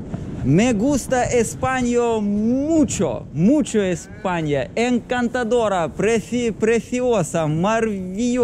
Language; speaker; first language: Spanish; non-native, learner; Russian